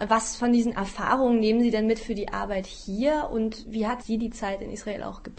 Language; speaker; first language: German; native; German